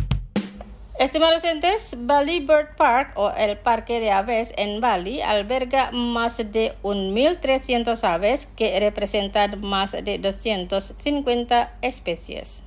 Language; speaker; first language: Spanish; non-native, fluent; Indonesian